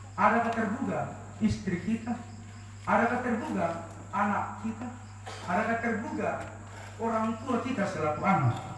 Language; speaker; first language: Indonesian; non-native, local second language; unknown